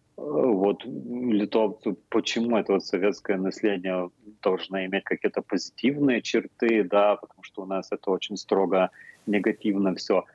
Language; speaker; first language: Russian; non-native, fluent; Lithuanian